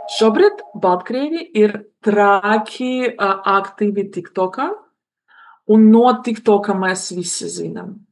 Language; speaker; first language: Latvian; non-native, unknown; Russian